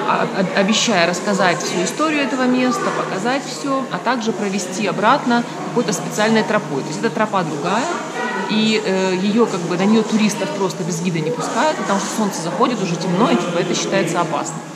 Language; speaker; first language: Russian; native; Russian